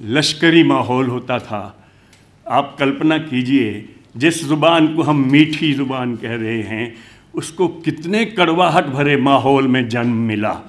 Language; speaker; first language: Urdu; non-native, local second language; Hindi